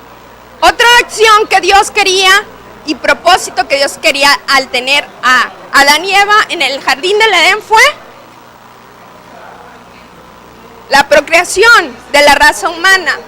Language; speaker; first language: Spanish; native; Spanish